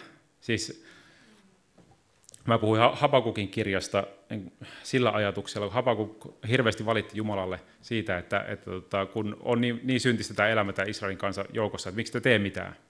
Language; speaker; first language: Finnish; native; Finnish